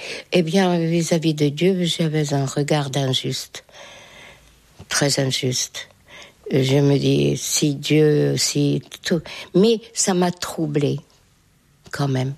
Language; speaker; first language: French; non-native, fluent; Hungarian